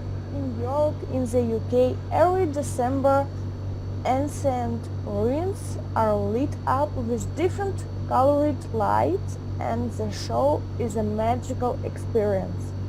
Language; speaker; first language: English; non-native, learner; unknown